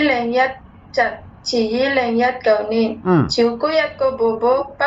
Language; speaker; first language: Cantonese; non-native, learner; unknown